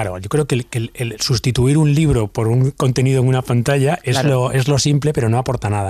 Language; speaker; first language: Spanish; native; Spanish